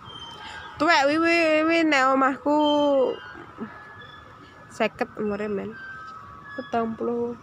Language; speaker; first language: Chinese; non-native, learner; Indonesian